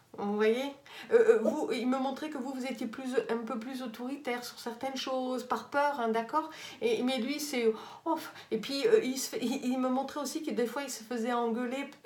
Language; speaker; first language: French; native; French